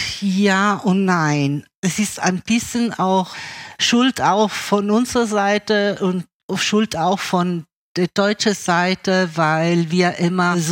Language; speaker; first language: German; early bilingual, other home language; Italian